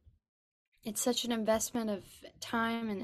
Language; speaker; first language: English; native; English